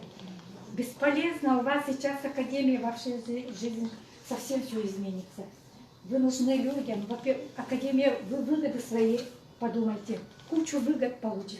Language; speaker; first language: Russian; native; Russian